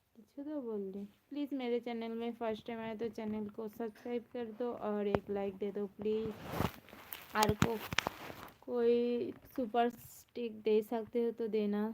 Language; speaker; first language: Hindi; non-native, local second language; Bangla